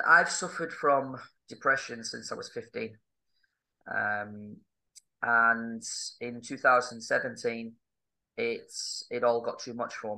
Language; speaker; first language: English; native; English